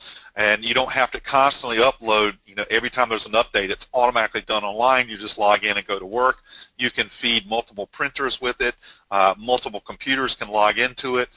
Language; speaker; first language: English; native; English